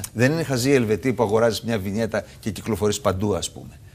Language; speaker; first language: Greek; native; Greek